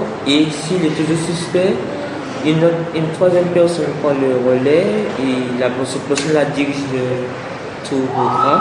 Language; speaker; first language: French; native; French